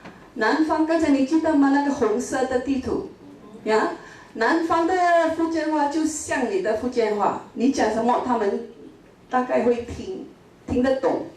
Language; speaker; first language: Chinese; non-native, local second language; Min Nan Chinese